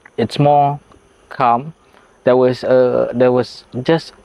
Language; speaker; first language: English; non-native, local second language; Malay